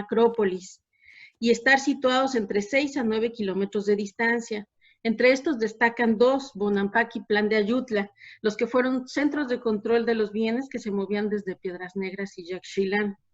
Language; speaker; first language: Spanish; native; Spanish